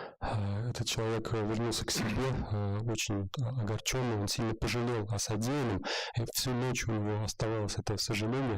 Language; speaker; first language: Russian; native; Russian